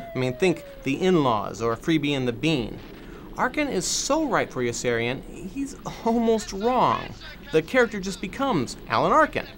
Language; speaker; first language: English; native; English